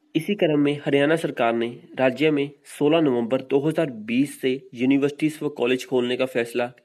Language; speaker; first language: Hindi; non-native, local second language; Punjabi